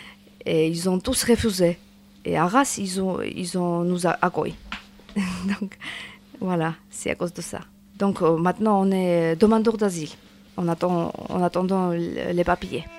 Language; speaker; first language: French; non-native, learner; Georgian